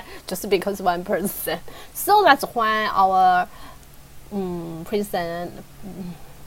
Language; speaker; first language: English; non-native, learner; Chinese